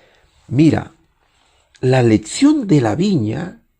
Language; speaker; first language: Spanish; native; Spanish